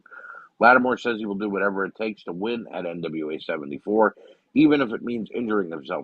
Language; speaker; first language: English; native; English